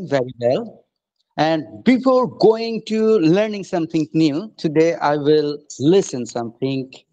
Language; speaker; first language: English; non-native, fluent; Bangla